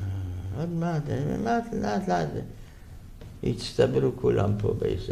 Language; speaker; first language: Hebrew; non-native, fluent; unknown